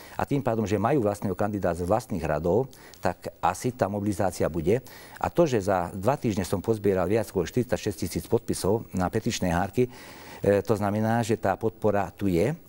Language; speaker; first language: Slovak; non-native, local second language; Hungarian